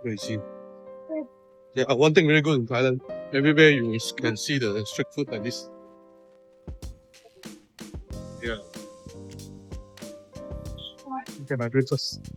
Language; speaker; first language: English; non-native, local second language; Chinese